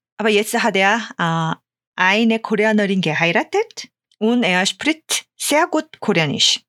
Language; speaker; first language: German; non-native, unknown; Korean